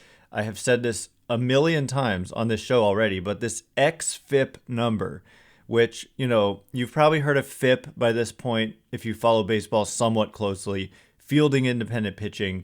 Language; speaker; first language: English; native; English